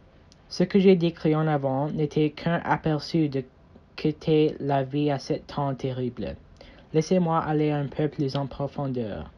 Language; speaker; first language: French; non-native, learner; English